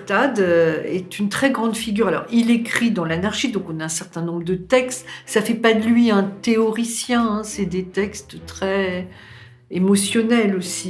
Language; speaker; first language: French; native; French